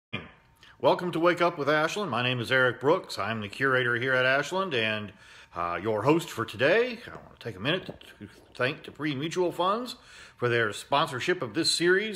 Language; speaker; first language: English; native; English